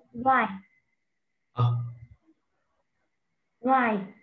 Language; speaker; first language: English; non-native, learner; Vietnamese